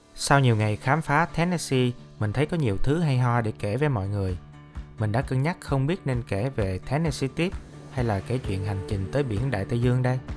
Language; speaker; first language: Vietnamese; native; Vietnamese